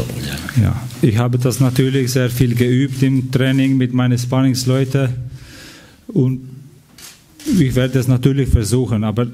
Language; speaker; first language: German; non-native, fluent; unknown